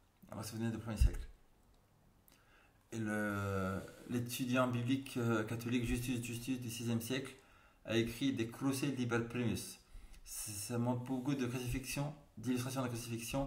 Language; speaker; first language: French; native; French